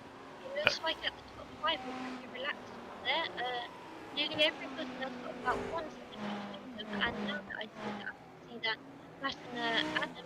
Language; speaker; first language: English; native; English